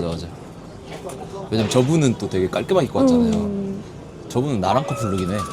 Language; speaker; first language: Korean; native; Korean